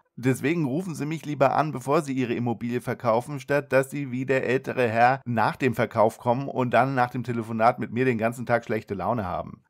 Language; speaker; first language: German; native; German